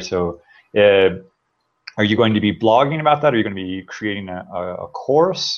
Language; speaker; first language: English; native; English